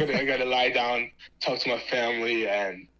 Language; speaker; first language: English; non-native, fluent; German